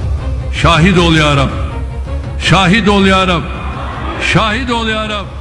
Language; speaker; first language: Turkish; native; Turkish